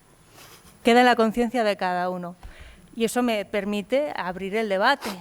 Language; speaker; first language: Spanish; native; Spanish